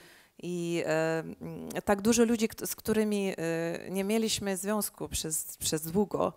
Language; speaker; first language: Polish; early bilingual, heritage; Polish